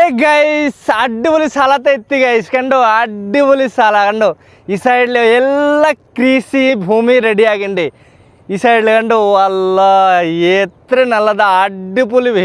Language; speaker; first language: Malayalam; non-native, learner; Bangla